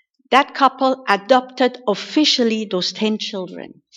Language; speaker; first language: English; non-native, fluent; German